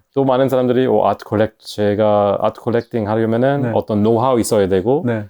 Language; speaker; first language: Korean; non-native, fluent; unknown